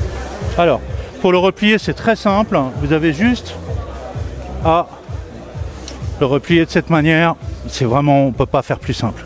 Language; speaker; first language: French; native; French